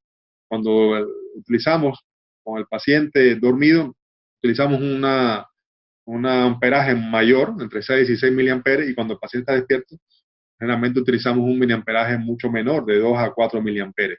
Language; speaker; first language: Spanish; native; Spanish